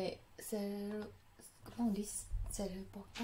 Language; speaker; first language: French; non-native, learner; Khmer